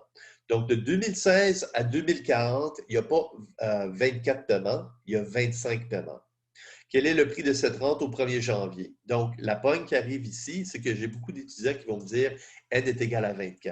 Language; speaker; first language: French; native; French